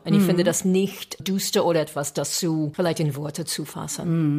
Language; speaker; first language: German; non-native, fluent; English